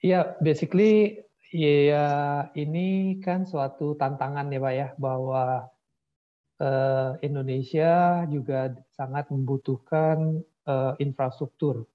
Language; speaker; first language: Indonesian; native; Indonesian